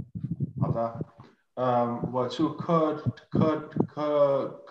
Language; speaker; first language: Chinese; non-native, fluent; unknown